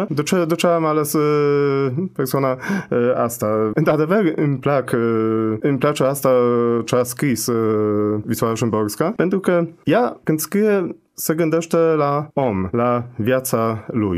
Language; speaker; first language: Romanian; non-native, fluent; Polish